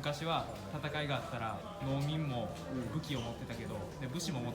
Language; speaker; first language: Japanese; native; Japanese